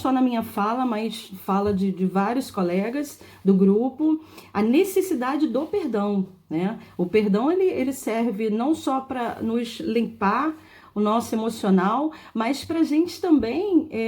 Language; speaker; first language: Portuguese; native; Portuguese